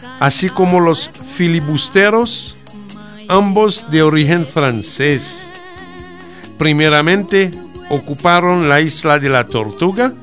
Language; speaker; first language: Spanish; non-native, fluent; Haitian Creole